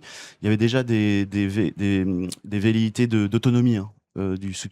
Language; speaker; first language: French; native; French